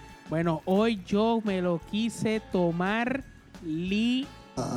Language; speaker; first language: Spanish; native; Spanish